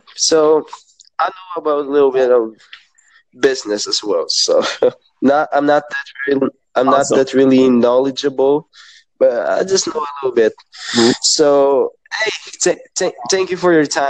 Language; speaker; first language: English; non-native, local second language; Hiligaynon